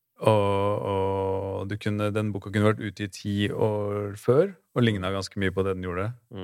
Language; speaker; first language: Norwegian; native; Norwegian